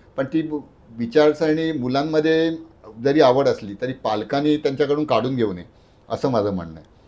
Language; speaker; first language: Marathi; native; Marathi